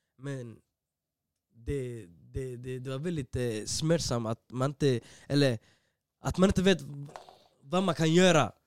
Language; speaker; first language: Swedish; early bilingual, other home language; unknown